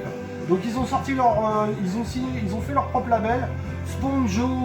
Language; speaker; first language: French; native; French